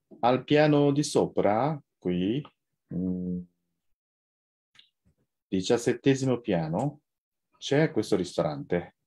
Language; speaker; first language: Italian; non-native, fluent; Japanese